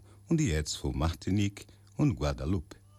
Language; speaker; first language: German; non-native, learner; Portuguese